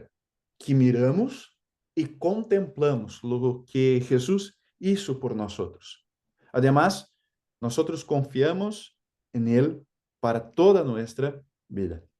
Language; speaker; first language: Spanish; non-native, fluent; Portuguese